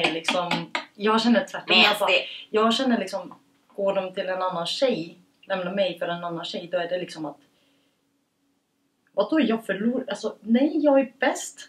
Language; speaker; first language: Swedish; early bilingual, other home language; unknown